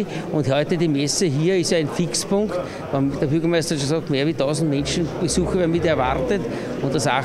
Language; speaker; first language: German; native; German